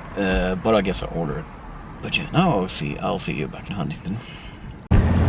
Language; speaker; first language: English; non-native, fluent; Swedish